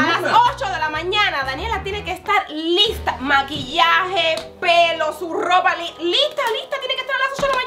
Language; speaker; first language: Spanish; native; Spanish